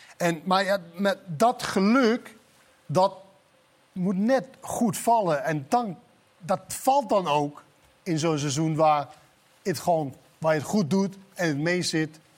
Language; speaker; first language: Dutch; non-native, fluent; Danish